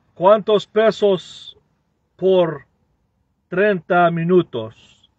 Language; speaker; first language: Spanish; non-native, learner; English